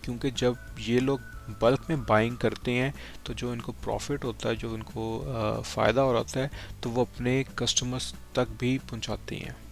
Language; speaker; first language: Urdu; non-native, local second language; Punjabi